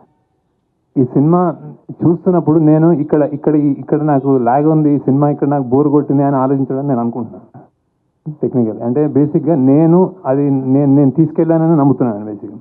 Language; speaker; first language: Telugu; native; Telugu